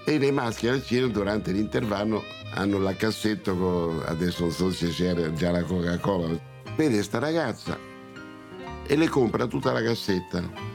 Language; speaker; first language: Italian; early bilingual, other home language; Russian